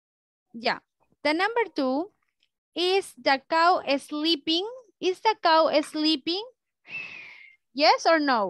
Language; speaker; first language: English; non-native, fluent; Spanish